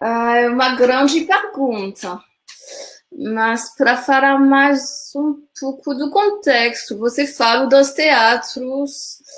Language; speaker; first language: Portuguese; non-native, fluent; French